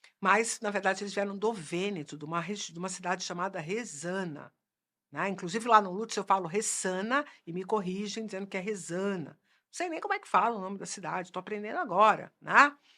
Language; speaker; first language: Portuguese; native; Portuguese